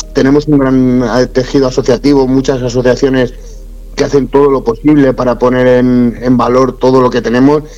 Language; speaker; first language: Spanish; native; Spanish